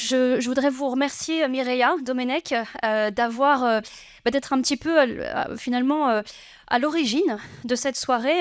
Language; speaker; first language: French; native; French